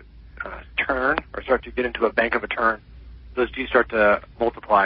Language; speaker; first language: English; native; English